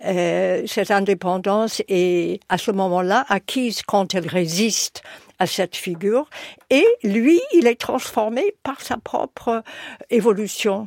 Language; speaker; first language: French; non-native, fluent; English